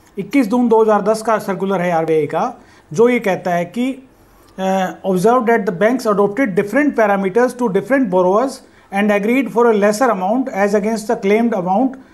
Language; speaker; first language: Hindi; native; Hindi